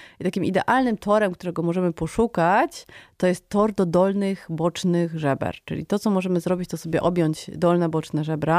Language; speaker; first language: Polish; native; Polish